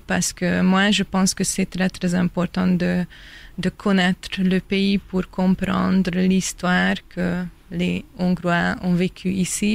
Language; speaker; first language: French; non-native, fluent; Hungarian